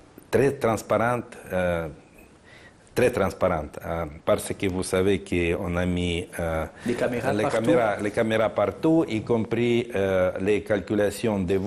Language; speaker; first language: French; non-native, fluent; Russian